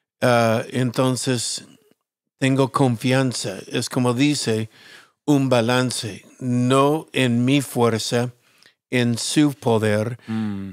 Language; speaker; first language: Spanish; non-native, fluent; English